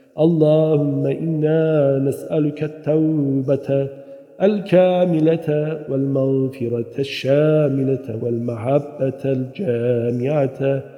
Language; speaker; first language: Arabic; non-native, fluent; Turkish